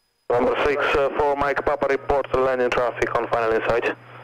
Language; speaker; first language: English; non-native, fluent; Italian